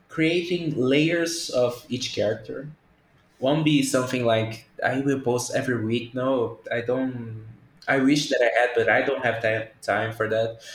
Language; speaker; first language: English; non-native, fluent; Portuguese